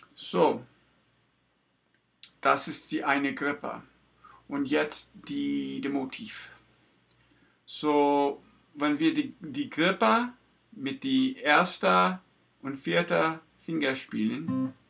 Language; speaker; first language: German; non-native, learner; English